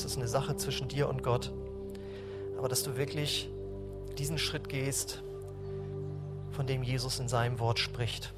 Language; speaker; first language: German; native; German